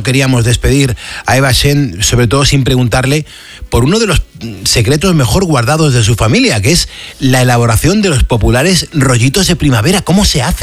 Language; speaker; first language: Spanish; native; Spanish